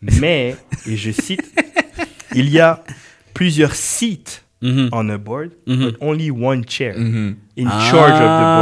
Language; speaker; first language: French; native; French